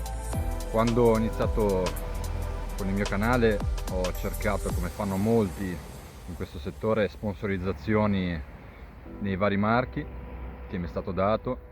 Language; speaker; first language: Italian; native; Italian